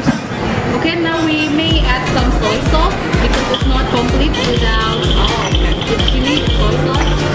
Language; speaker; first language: English; non-native, fluent; Indonesian